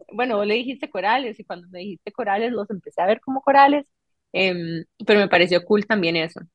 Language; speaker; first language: Spanish; native; Spanish